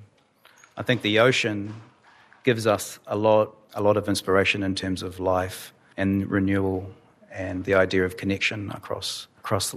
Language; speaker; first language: English; native; English